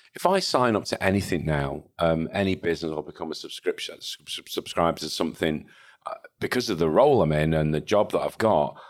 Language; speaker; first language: English; native; English